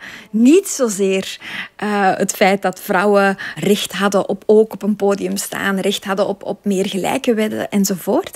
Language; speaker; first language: Dutch; native; Dutch